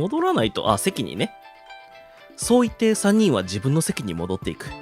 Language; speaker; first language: Japanese; native; Japanese